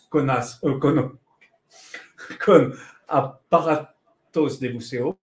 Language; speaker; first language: Spanish; non-native, learner; French